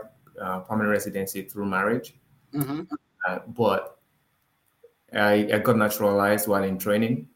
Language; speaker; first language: English; non-native, local second language; Yoruba